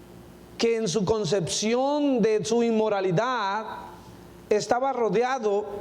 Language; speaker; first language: Spanish; native; Spanish